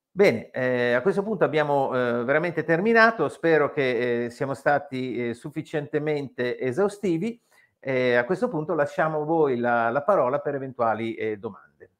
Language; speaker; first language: Italian; native; Italian